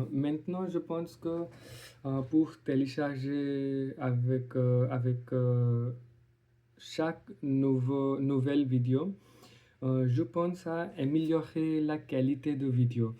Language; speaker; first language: French; non-native, learner; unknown